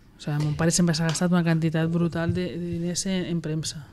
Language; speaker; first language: Catalan; native; Catalan